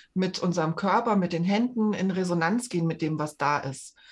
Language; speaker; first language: German; native; German